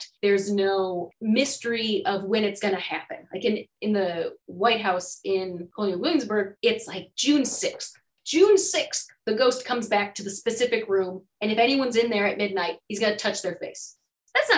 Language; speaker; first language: English; native; English